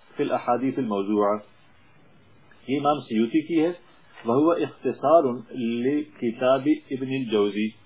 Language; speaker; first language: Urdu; non-native, local second language; Punjabi